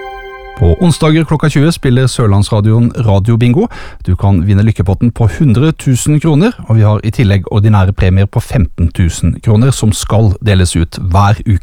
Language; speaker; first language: Norwegian; native; Norwegian